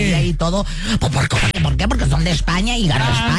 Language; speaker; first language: Spanish; native; Spanish